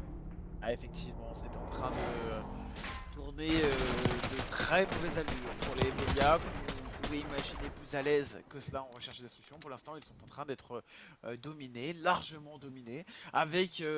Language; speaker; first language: French; native; French